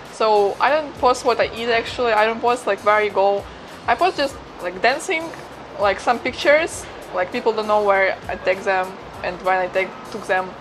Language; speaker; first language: English; non-native, fluent; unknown